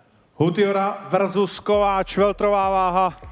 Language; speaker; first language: Czech; native; Czech